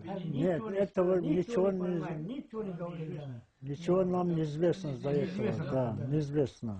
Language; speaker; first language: Russian; non-native, local second language; Tajik